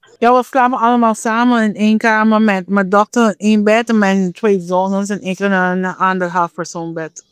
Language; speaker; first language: Dutch; non-native, fluent; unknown